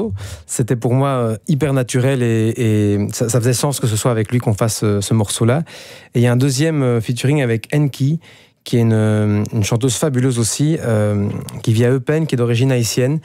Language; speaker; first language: French; native; French